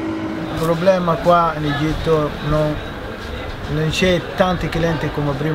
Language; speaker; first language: Italian; non-native, learner; Arabic